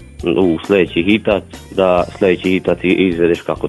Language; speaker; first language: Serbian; non-native, local second language; Hungarian